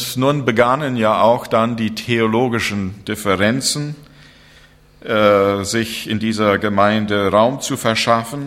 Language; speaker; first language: German; non-native, fluent; English